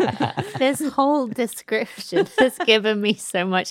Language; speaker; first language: English; native; English